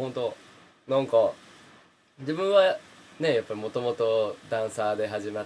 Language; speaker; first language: Japanese; native; Japanese